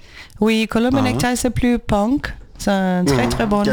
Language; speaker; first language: French; non-native, learner; Portuguese